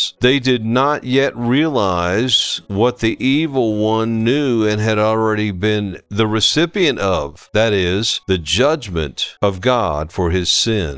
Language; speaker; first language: English; native; English